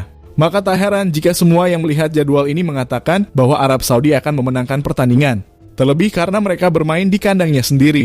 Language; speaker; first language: Indonesian; native; Indonesian